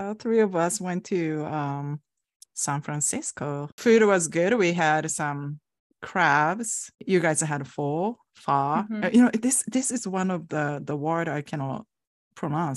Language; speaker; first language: English; non-native, fluent; Japanese